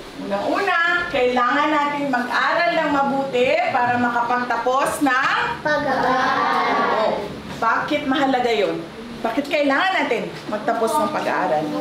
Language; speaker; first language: Filipino; non-native, local second language; Cebuano